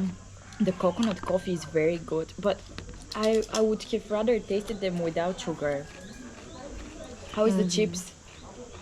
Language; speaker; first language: English; non-native, fluent; Bulgarian